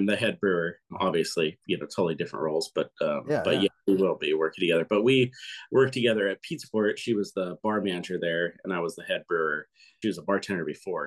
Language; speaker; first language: English; native; English